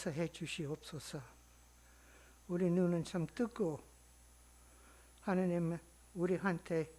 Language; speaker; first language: Korean; non-native, learner; English